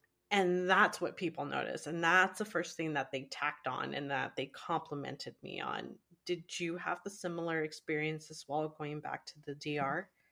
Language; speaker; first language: English; early bilingual, other home language; Spanish